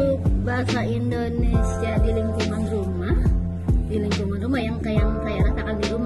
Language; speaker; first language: Indonesian; non-native, local second language; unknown